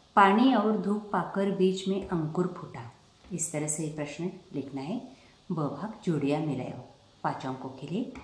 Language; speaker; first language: Hindi; non-native, local second language; Marathi